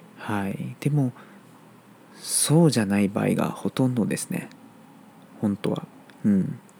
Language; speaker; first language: Japanese; non-native, fluent; Chinese